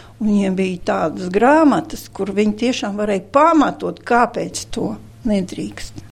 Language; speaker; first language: Latvian; non-native, local second language; Russian